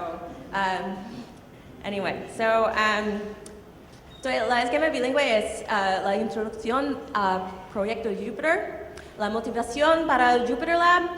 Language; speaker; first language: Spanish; non-native, learner; English